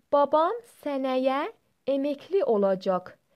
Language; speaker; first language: Turkish; non-native, fluent; Persian